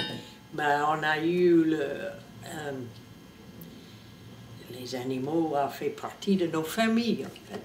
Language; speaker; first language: French; non-native, fluent; English